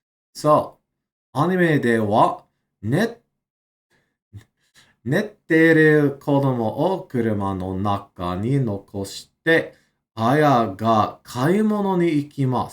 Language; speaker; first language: Japanese; non-native, learner; English